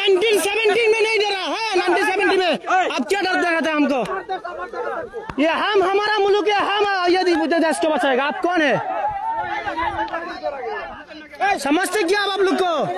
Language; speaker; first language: Hindi; non-native, learner; Bangla